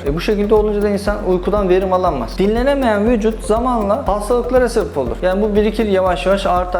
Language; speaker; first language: Turkish; native; Turkish